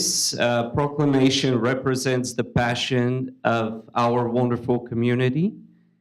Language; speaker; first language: English; native; English